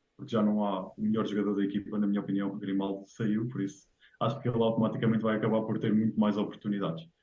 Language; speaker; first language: Portuguese; native; Portuguese